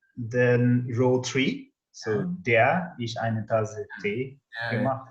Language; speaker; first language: German; non-native, learner; English